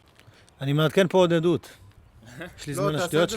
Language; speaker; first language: Hebrew; native; Hebrew